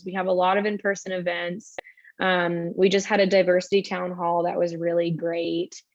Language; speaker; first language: English; native; English